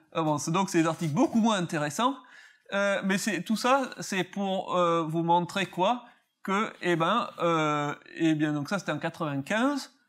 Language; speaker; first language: French; native; French